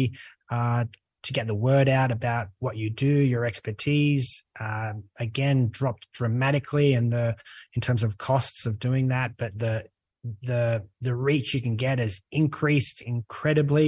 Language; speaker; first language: English; native; English